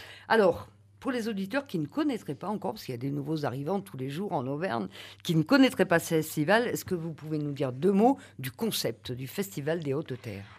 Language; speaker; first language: French; native; French